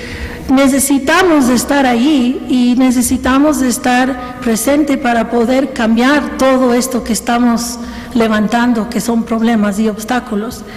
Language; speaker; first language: Spanish; early bilingual, heritage; Spanish